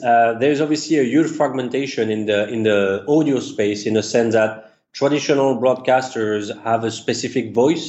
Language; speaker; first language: English; non-native, fluent; French